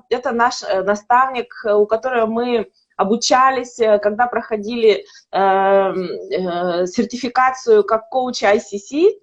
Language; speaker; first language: Russian; native; Russian